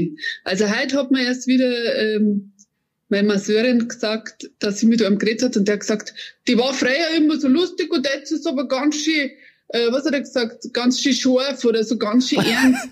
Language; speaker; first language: German; native; German